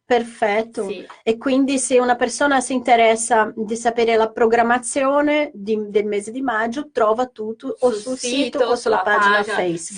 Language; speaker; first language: Italian; non-native, fluent; Portuguese